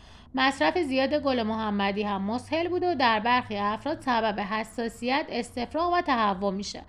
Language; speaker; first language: Persian; native; Persian